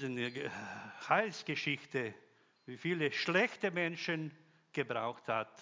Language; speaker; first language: German; non-native, fluent; Croatian